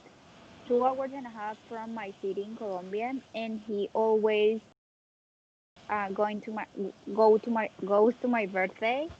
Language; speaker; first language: English; non-native, learner; Spanish